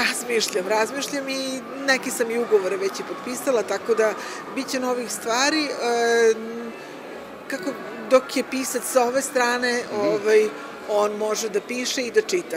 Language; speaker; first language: Serbian; native; Serbian